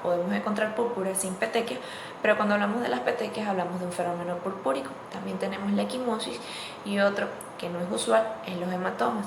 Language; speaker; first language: Spanish; native; Spanish